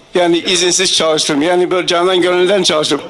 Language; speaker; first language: Turkish; non-native, fluent; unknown